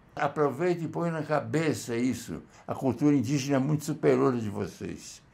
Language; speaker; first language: Portuguese; native; Portuguese